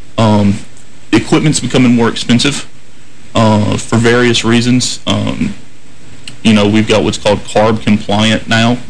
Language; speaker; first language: English; native; English